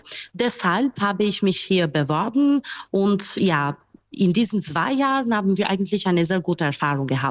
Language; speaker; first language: German; non-native, fluent; Albanian